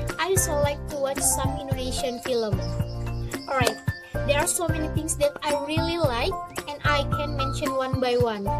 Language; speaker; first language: English; non-native, learner; Indonesian